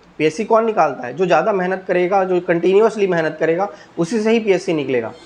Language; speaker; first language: Hindi; native; Hindi